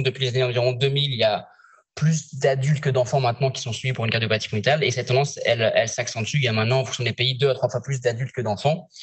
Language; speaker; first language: French; native; French